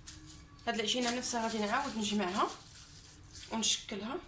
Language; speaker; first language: Arabic; native; Arabic